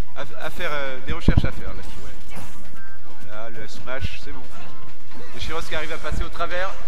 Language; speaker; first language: French; native; French